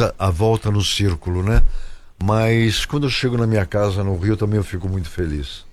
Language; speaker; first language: Portuguese; native; Portuguese